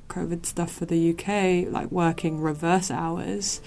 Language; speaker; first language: English; non-native, local second language; Cantonese